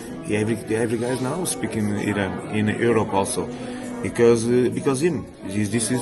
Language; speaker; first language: English; non-native, learner; Portuguese